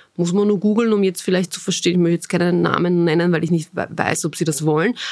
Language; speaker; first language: German; early bilingual, other home language; Bosnian